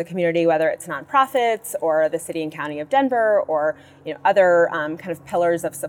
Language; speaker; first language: English; native; English